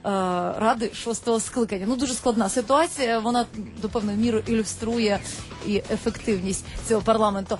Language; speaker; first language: Ukrainian; native; Ukrainian